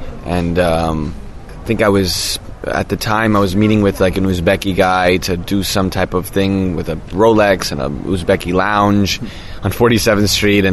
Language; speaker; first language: English; native; English